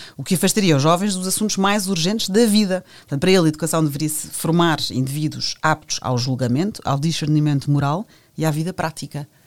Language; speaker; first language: Portuguese; native; Portuguese